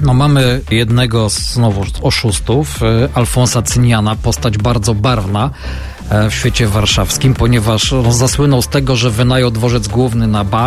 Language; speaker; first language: Polish; native; Polish